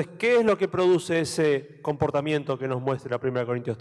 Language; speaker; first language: Spanish; native; Spanish